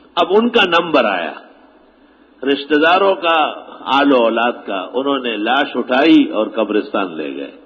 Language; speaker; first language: Urdu; non-native, local second language; Pashto